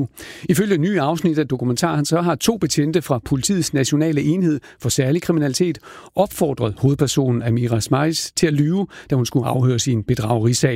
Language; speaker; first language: Danish; native; Danish